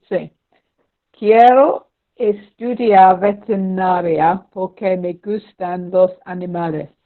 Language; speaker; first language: Spanish; non-native, learner; English